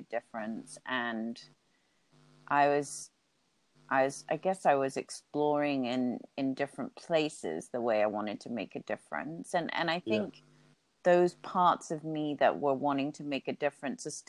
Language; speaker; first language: English; native; English